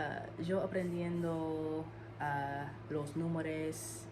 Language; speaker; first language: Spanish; non-native, learner; English